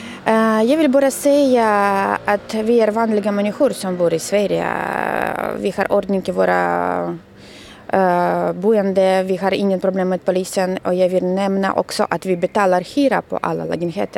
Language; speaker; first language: Swedish; non-native, learner; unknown